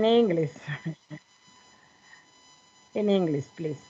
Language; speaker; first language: English; non-native, learner; Spanish